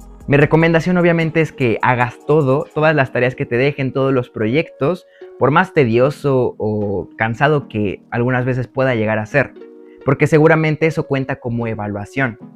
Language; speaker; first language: Spanish; native; Spanish